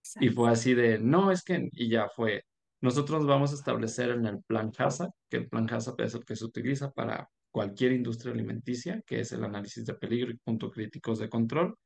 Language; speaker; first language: Spanish; native; Spanish